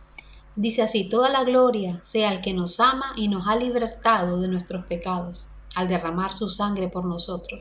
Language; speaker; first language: Spanish; native; Spanish